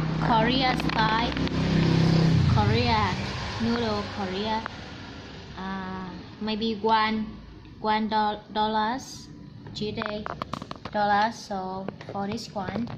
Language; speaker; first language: English; non-native, learner; Vietnamese